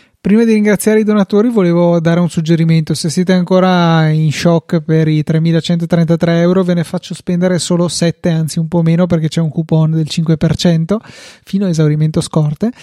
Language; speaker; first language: Italian; native; Italian